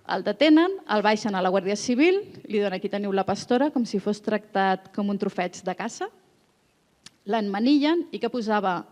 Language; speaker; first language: Catalan; native; Catalan